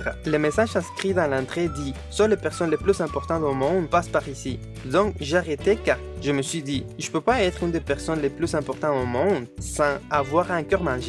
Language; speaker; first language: French; non-native, fluent; Spanish